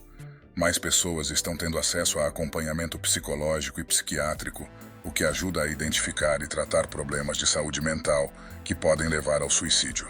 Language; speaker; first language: Portuguese; native; Portuguese